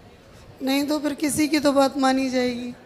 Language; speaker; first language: Hindi; native; Hindi